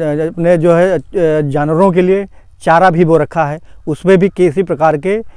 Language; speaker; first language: Hindi; native; Hindi